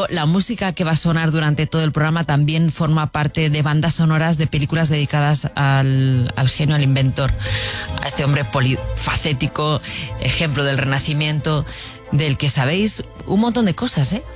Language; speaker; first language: Spanish; native; Spanish